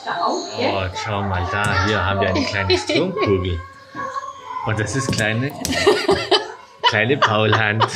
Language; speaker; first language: German; native; German